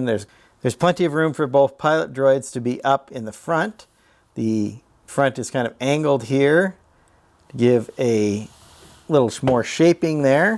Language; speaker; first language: English; native; English